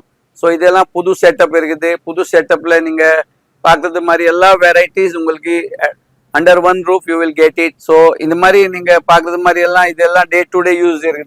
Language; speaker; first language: Tamil; non-native, fluent; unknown